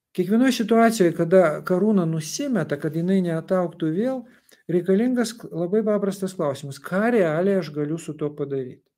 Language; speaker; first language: Lithuanian; non-native, local second language; Russian